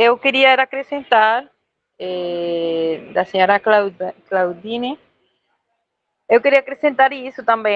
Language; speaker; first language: Portuguese; non-native, fluent; Spanish